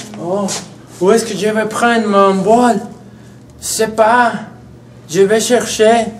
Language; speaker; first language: French; non-native, learner; Spanish